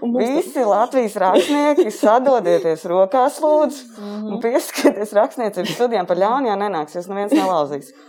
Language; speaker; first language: Latvian; native; Latvian